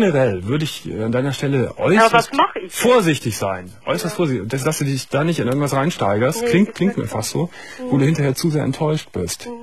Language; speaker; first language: German; native; German